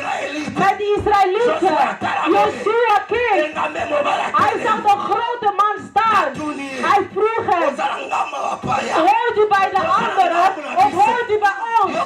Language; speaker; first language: Dutch; non-native, fluent; Lingala